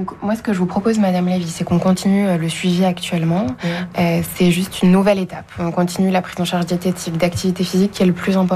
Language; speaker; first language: French; native; French